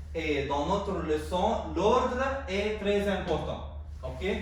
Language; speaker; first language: French; non-native, local second language; Arabic